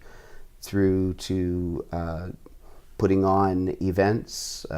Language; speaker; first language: English; native; English